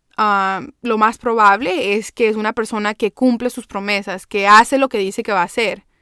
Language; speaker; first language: Spanish; early bilingual, heritage; Spanish